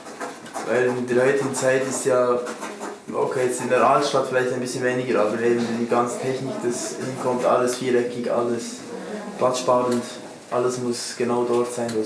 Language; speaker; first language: German; native; German